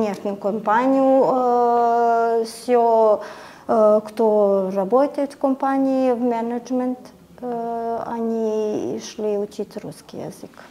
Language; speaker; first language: Russian; non-native, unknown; Serbian